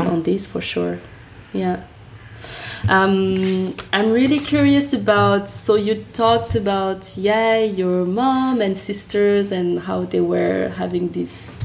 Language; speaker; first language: English; non-native, fluent; French